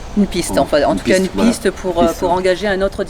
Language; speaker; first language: French; native; French